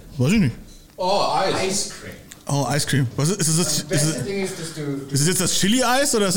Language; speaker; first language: German; native; German